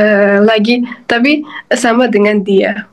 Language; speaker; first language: Indonesian; non-native, fluent; Uzbek